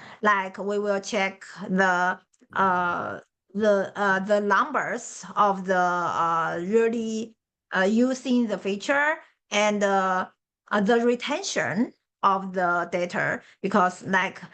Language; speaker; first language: English; non-native, learner; Chinese